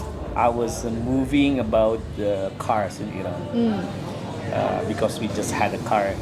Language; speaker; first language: English; non-native, learner; Indonesian